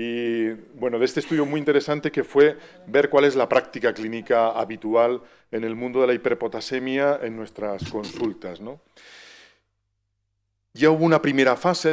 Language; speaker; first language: Spanish; native; Spanish